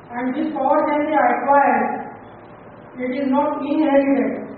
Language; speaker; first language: English; non-native, local second language; Marathi